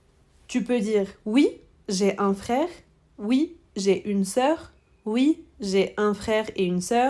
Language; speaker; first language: French; non-native, fluent; Spanish